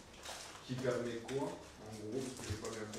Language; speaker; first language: French; native; French